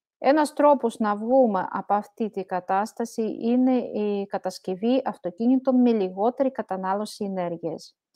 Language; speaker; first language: Greek; non-native, fluent; Russian